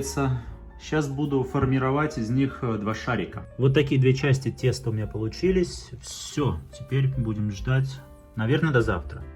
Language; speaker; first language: Russian; native; Russian